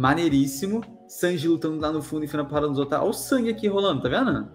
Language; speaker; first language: Portuguese; native; Portuguese